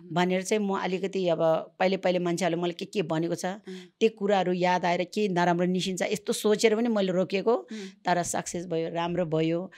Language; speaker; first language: Nepali; non-native, local second language; Sherpa